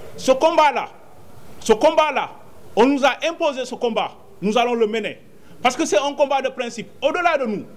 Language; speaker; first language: French; non-native, local second language; Wolof